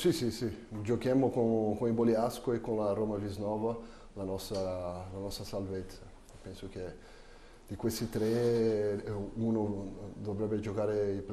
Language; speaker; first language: Italian; non-native, fluent; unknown